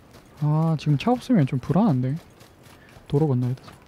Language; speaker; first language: Korean; native; Korean